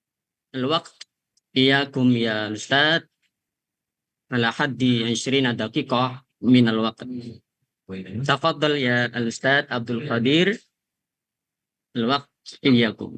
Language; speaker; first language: Arabic; non-native, fluent; Indonesian